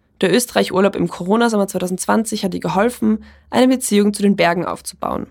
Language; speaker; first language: German; early bilingual, other home language; Polish